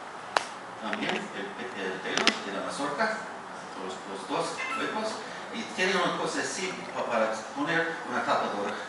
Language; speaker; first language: Spanish; non-native, fluent; English